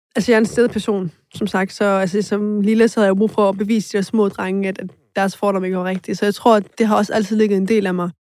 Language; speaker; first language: Danish; early bilingual, other home language; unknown